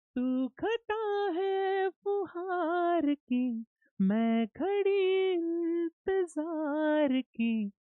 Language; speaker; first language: Hindi; non-native, local second language; Gujarati